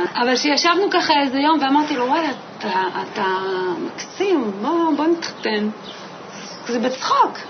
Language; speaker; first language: Hebrew; native; Hebrew